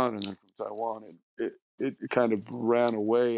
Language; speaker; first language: English; native; English